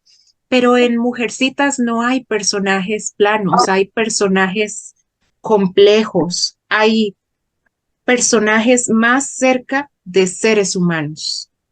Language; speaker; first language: Spanish; non-native, fluent; Portuguese